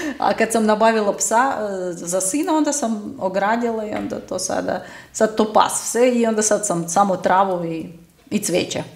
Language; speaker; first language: Croatian; non-native, fluent; Russian